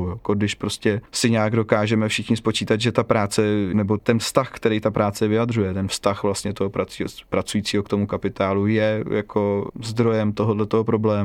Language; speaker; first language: Czech; native; Czech